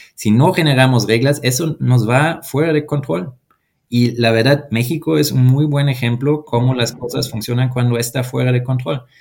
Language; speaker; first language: Spanish; non-native, fluent; German